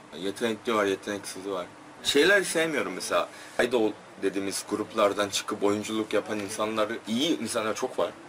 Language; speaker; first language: Turkish; non-native, fluent; Korean